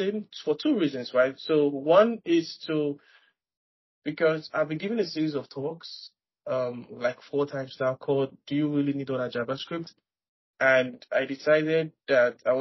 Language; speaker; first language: English; non-native, local second language; Yoruba